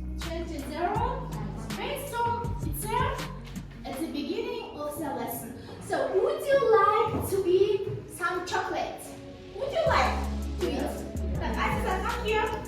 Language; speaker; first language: English; non-native, learner; Kazakh